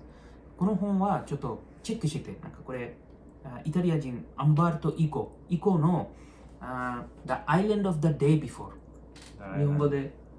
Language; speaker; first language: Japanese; non-native, learner; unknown